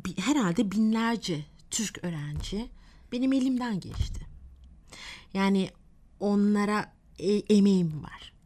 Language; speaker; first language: Turkish; non-native, fluent; Malay